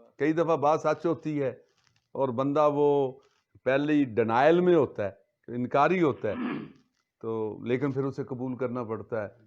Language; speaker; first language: Urdu; non-native, local second language; Punjabi